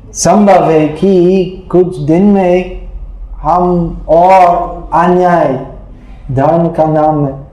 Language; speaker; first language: Hindi; non-native, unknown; English